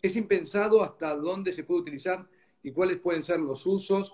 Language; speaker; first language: Spanish; native; Spanish